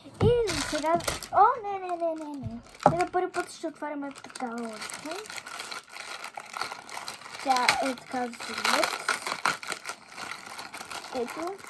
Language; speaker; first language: Bulgarian; native; Bulgarian